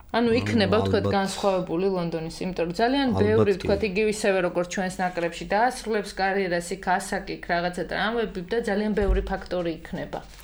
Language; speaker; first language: Georgian; native; Georgian